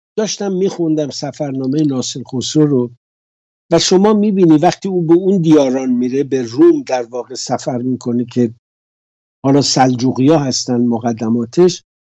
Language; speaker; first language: Persian; native; Persian